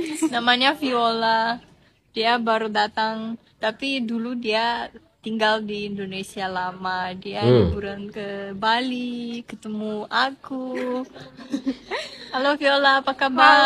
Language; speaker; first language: Indonesian; non-native, fluent; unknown